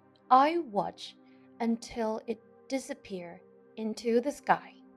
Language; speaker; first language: English; non-native, fluent; Burmese